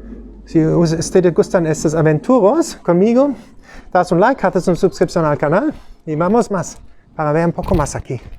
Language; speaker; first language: Spanish; non-native, learner; German